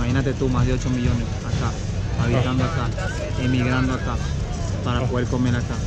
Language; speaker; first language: Spanish; native; Spanish